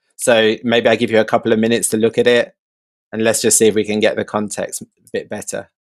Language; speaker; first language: English; early bilingual, other home language; Albanian